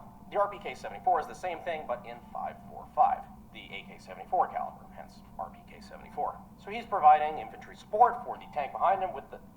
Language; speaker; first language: English; native; English